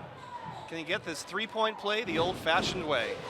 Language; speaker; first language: English; native; English